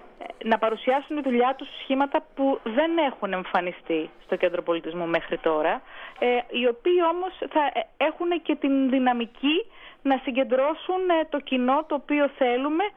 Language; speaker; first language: Greek; native; Greek